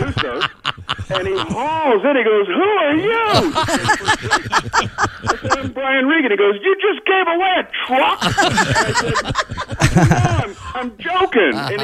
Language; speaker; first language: English; native; English